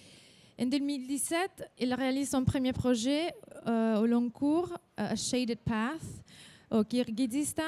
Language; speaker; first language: French; non-native, fluent; Italian